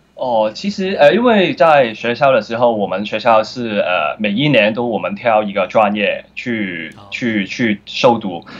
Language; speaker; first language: Chinese; non-native, fluent; Cantonese